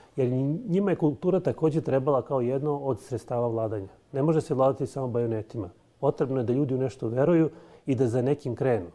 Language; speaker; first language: Serbian; native; Serbian